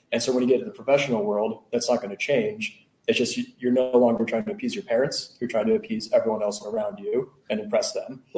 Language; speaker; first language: English; native; English